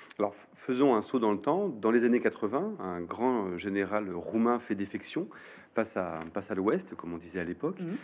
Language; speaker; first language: French; native; French